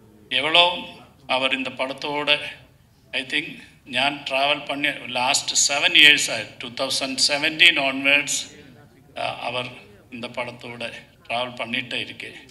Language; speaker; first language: Tamil; non-native, learner; Malayalam